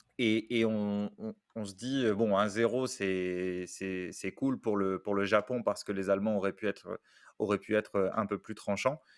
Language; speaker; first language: French; native; French